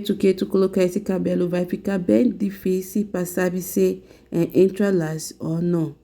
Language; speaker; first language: Portuguese; non-native, learner; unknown